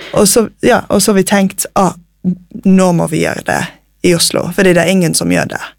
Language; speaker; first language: Norwegian; non-native, fluent; English